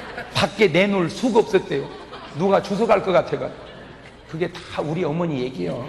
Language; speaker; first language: Korean; native; Korean